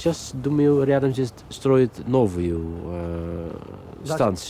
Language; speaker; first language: Russian; non-native, fluent; Dutch